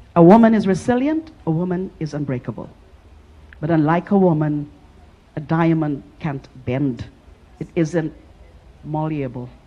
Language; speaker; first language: English; non-native, local second language; Filipino